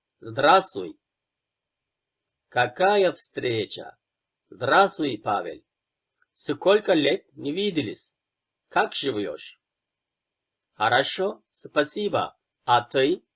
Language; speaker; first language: Russian; non-native, fluent; Turkish